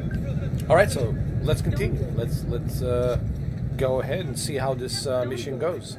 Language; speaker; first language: English; native; English